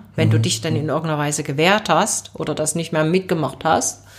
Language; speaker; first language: German; native; German